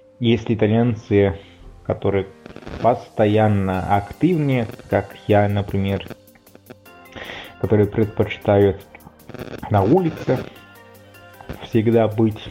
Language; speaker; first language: Russian; non-native, fluent; Italian